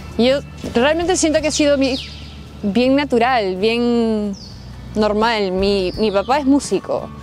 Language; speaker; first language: Spanish; early bilingual, heritage; Spanish